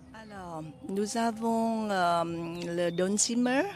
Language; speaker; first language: French; non-native, fluent; Vietnamese